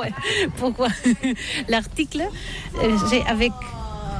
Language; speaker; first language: French; non-native, learner; Catalan